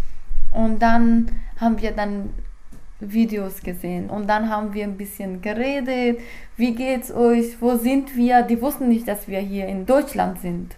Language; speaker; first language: German; non-native, fluent; Persian